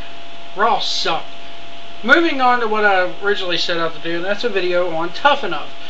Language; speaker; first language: English; native; English